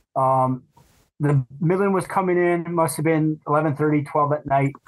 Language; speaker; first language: English; native; English